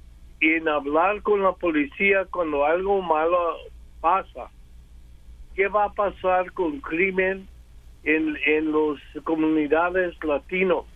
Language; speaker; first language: Spanish; early bilingual, other home language; English